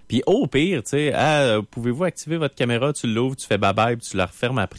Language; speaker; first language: French; native; French